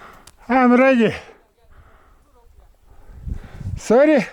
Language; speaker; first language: English; non-native, learner; Russian